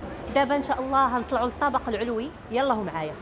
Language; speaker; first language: Arabic; native; Arabic